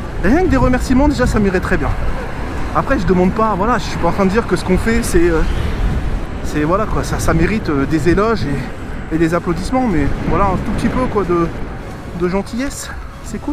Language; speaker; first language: French; native; French